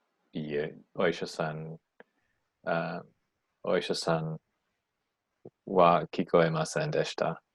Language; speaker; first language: Japanese; non-native, learner; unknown